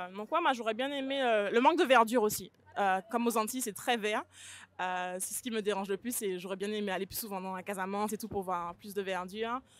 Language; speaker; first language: French; native; French